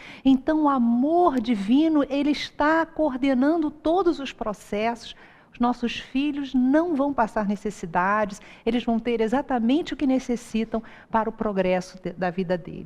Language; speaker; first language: Portuguese; native; Portuguese